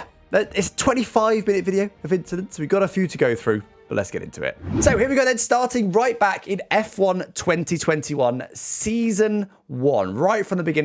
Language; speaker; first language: English; native; English